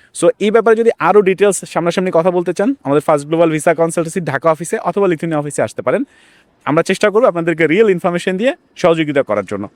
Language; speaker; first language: Bangla; native; Bangla